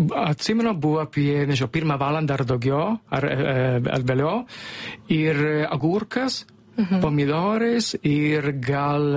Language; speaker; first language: Lithuanian; non-native, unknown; Italian